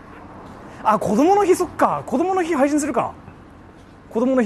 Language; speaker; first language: Japanese; native; Japanese